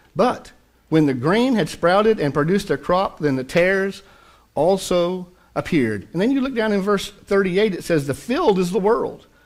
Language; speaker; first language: English; native; English